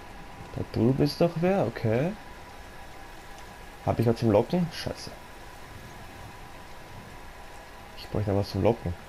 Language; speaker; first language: German; native; German